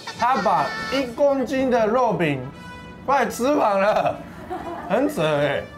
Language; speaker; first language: Chinese; non-native, fluent; Japanese